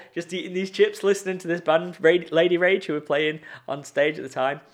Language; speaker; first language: English; native; English